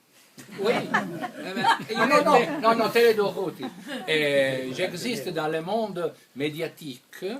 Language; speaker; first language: French; non-native, fluent; Italian